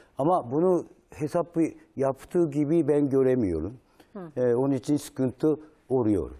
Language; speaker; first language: Turkish; non-native, learner; Japanese